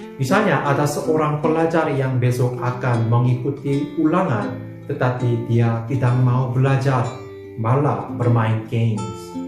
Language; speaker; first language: Indonesian; non-native, fluent; Korean